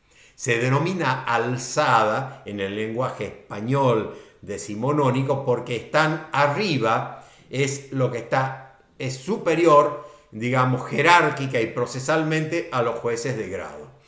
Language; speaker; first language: Spanish; native; Spanish